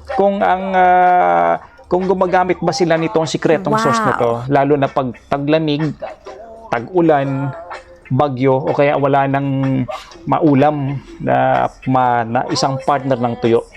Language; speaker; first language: Filipino; non-native, local second language; Bikol